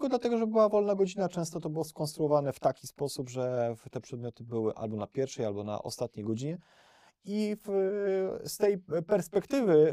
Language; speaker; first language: Polish; native; Polish